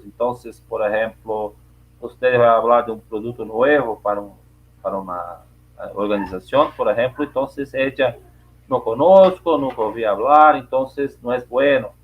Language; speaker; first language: Spanish; non-native, learner; Portuguese